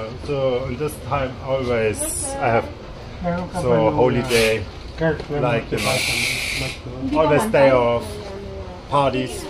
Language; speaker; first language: English; non-native, learner; German